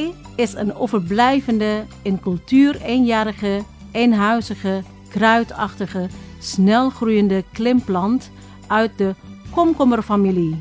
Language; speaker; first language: Dutch; non-native, fluent; Indonesian